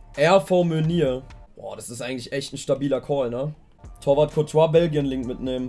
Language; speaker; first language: German; native; German